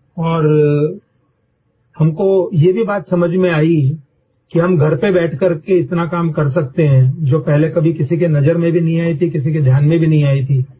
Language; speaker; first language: Hindi; native; Hindi